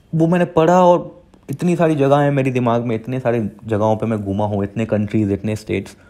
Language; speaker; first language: Hindi; non-native, local second language; Gujarati